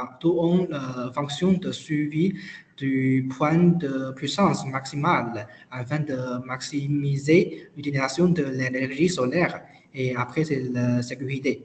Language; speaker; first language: French; non-native, learner; Chinese